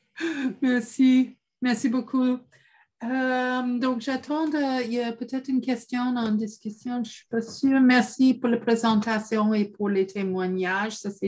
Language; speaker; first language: French; non-native, fluent; English